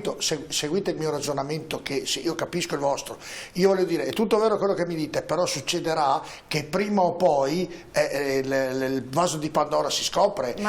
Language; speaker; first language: Italian; native; Italian